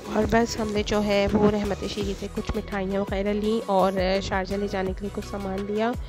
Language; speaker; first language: Urdu; native; Urdu